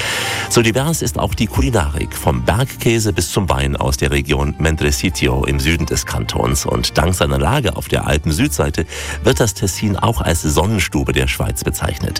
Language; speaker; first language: German; native; German